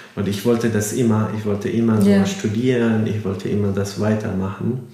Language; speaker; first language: German; non-native, fluent; Arabic